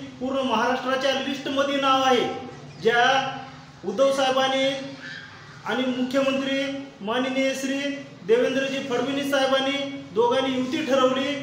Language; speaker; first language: Marathi; non-native, local second language; Lambadi